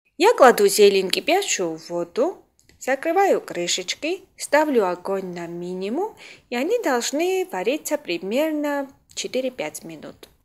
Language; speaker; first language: Russian; non-native, local second language; Georgian